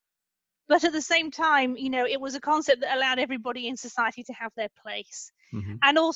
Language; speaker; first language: English; native; English